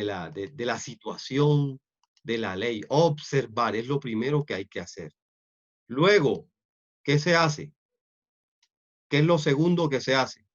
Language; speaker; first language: Spanish; native; Spanish